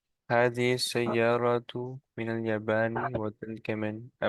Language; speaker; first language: Arabic; non-native, learner; English